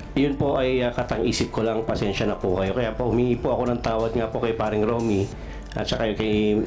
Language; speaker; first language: Filipino; non-native, local second language; Cebuano